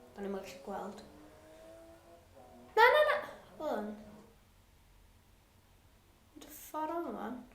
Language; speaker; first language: Welsh; non-native, local second language; English